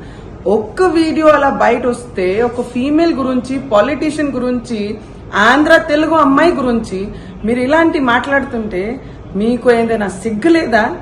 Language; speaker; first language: Telugu; non-native, learner; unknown